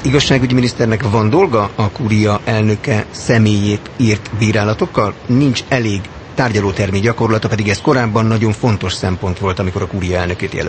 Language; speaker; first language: Hungarian; native; Hungarian